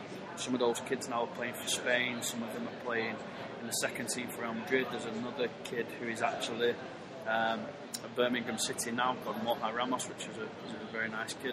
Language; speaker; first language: English; native; English